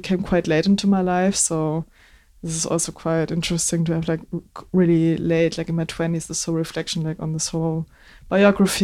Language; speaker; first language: English; non-native, fluent; German